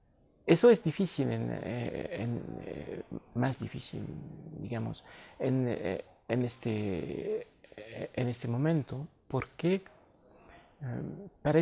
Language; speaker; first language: Spanish; non-native, fluent; French